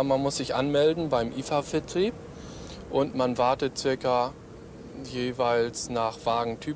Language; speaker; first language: German; native; German